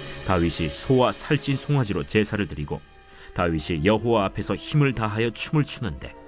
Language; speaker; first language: Korean; native; Korean